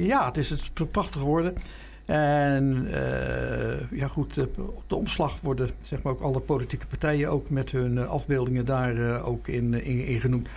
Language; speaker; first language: Dutch; native; Dutch